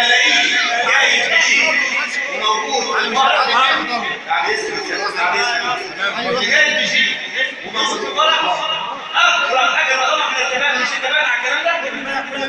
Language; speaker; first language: Arabic; native; Arabic